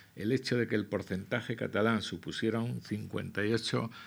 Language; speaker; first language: Spanish; native; Spanish